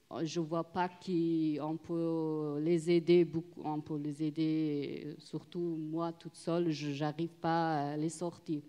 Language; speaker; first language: French; non-native, learner; Persian